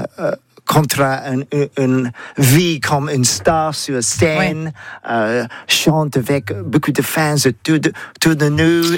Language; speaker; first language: French; non-native, learner; English